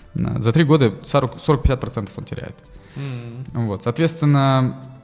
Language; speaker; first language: Russian; native; Russian